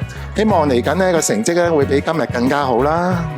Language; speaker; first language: Cantonese; native; Cantonese